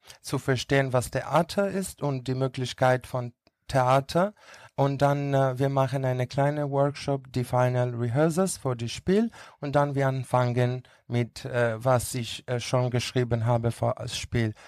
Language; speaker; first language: German; non-native, learner; Greek